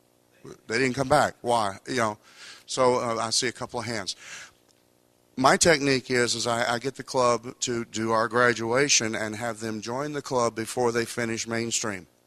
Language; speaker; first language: English; native; English